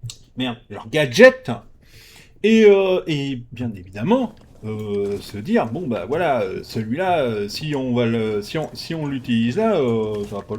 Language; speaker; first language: French; native; French